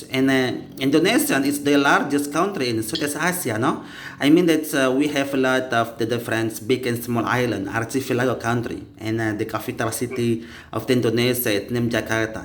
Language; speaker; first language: English; non-native, learner; Indonesian